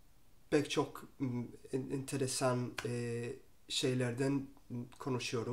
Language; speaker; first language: Turkish; non-native, learner; Spanish